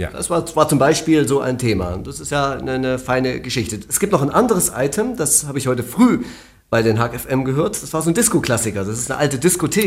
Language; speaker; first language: German; native; German